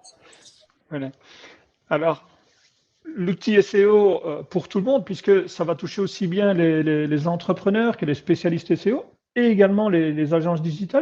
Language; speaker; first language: French; native; French